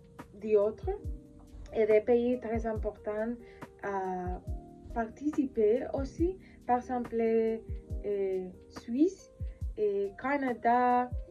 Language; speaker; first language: French; non-native, learner; Spanish